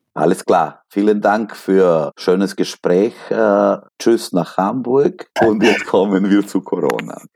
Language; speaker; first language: German; non-native, fluent; Serbian